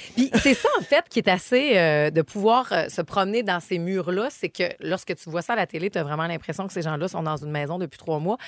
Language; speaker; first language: French; native; French